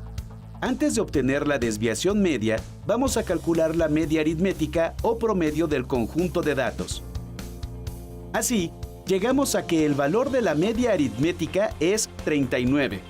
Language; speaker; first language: Spanish; native; Spanish